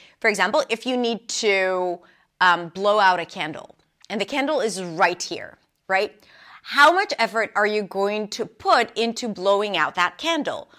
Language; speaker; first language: English; non-native, fluent; Hebrew